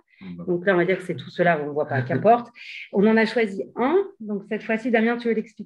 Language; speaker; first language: French; native; French